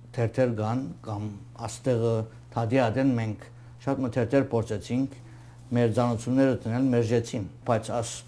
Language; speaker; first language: Armenian; early bilingual, heritage; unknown